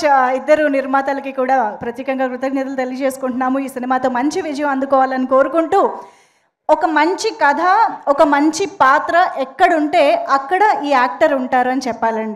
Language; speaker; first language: Telugu; native; Telugu